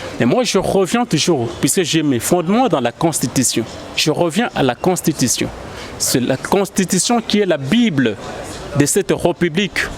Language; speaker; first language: French; non-native, local second language; Lingala